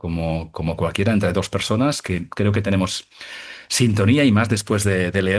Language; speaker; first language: Spanish; native; Spanish